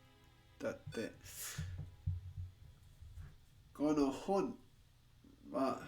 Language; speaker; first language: Japanese; non-native, learner; Spanish